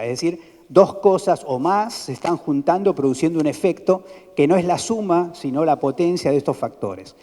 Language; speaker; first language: Spanish; native; Spanish